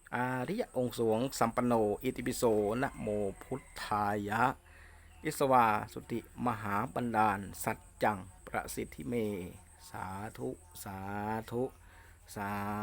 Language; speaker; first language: Thai; native; Thai